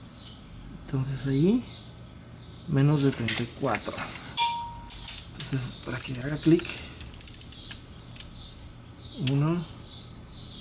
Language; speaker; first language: Spanish; native; Spanish